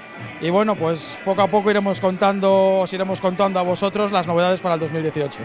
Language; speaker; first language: Spanish; native; Spanish